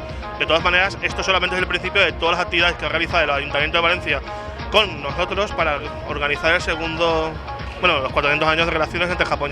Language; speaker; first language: Spanish; native; Spanish